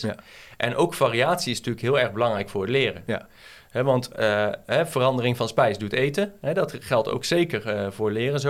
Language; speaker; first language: Dutch; native; Dutch